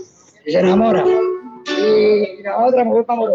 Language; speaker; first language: Spanish; native; Spanish